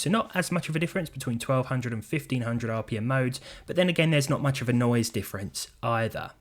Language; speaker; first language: English; native; English